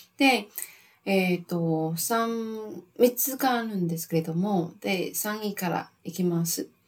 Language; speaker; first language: Japanese; non-native, learner; Chinese